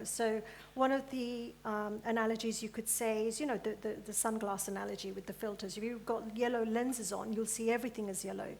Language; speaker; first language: English; early bilingual, other home language; Gujarati